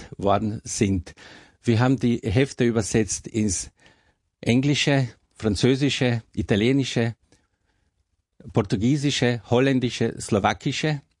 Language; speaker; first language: German; non-native, local second language; Slovenian